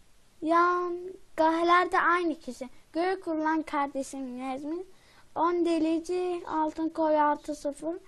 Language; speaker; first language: Turkish; native; Turkish